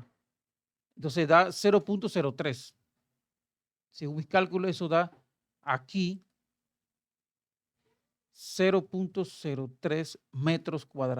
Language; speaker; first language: Spanish; native; Spanish